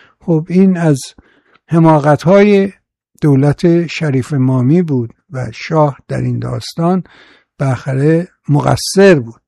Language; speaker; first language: Persian; native; Persian